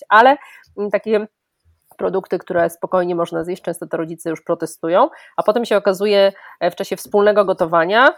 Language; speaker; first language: Polish; native; Polish